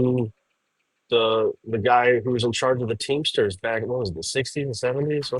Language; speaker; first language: English; native; English